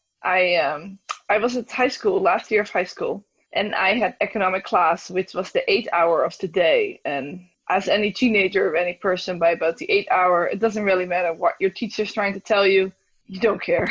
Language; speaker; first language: English; non-native, fluent; Dutch